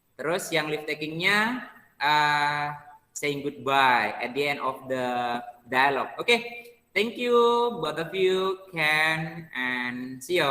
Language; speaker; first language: English; non-native, learner; Indonesian